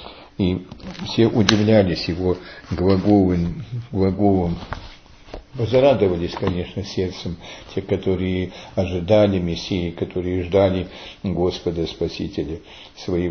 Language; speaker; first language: Russian; early bilingual, heritage; Russian